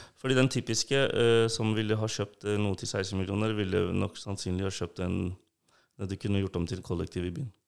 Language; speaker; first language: Norwegian; non-native, local second language; Urdu